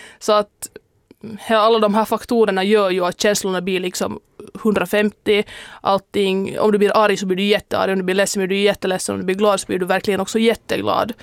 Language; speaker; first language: Swedish; native; Swedish